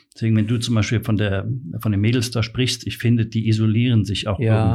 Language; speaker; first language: German; native; German